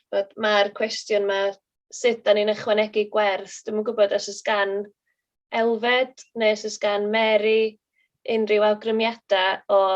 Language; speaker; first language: Welsh; native; Welsh